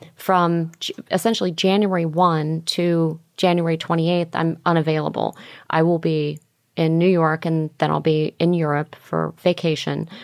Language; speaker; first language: English; native; English